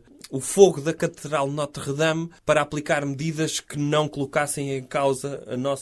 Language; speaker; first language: Portuguese; native; Portuguese